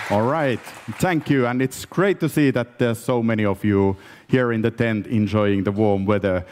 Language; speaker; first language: English; non-native, fluent; Finnish